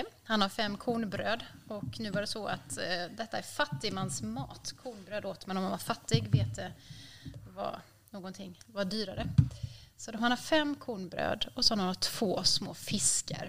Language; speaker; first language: Swedish; native; Swedish